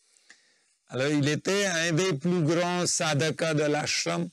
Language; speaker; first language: French; non-native, fluent; Nepali